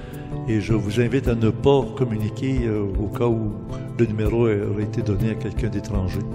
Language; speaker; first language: French; native; French